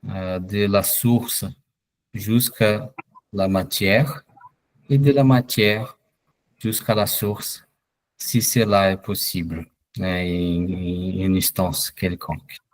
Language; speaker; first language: French; non-native, fluent; Portuguese